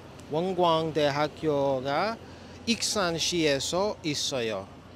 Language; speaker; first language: Korean; non-native, learner; English